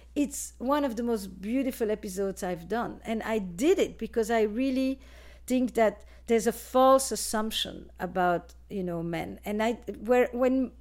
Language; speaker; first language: English; non-native, fluent; Dutch